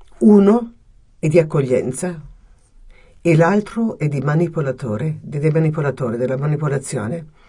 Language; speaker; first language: Italian; native; Italian